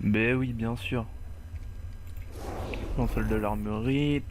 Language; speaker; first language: French; native; French